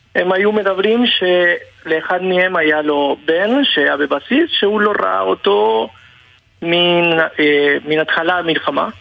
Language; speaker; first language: Hebrew; non-native, fluent; Spanish